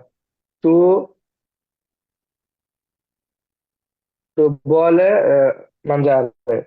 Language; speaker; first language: Italian; non-native, learner; Bangla